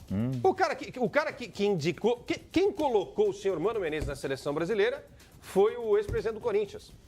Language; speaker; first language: Portuguese; native; Portuguese